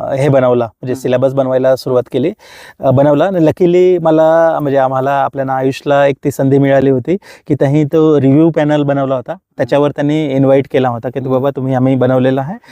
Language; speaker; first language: Marathi; non-native, local second language; Kukna